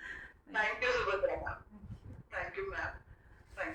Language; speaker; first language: Hindi; non-native, local second language; Marathi